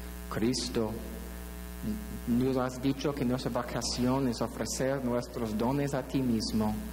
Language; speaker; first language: Spanish; non-native, fluent; English